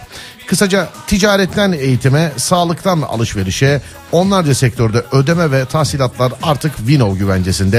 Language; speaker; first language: Turkish; native; Turkish